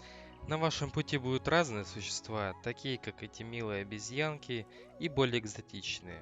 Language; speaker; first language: Russian; native; Russian